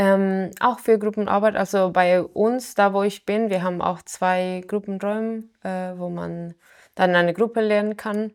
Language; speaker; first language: German; non-native, fluent; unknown